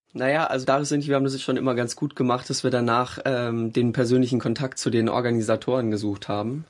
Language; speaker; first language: German; native; German